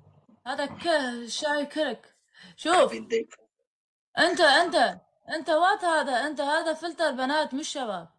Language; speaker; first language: Arabic; non-native, learner; Kurdish